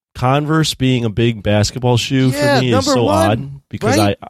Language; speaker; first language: English; native; English